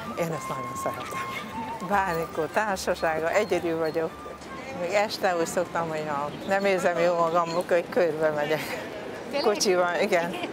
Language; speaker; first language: Hungarian; non-native, fluent; Vietnamese